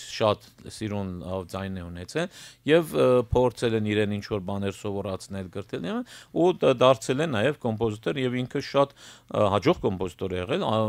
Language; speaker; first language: Armenian; early bilingual, heritage; Armenian